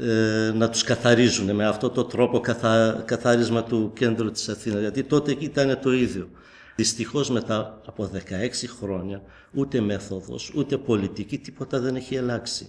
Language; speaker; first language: Greek; non-native, fluent; Kurdish